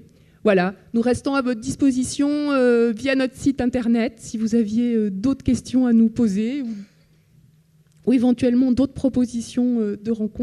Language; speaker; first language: French; native; French